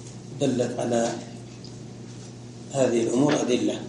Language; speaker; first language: Arabic; native; Arabic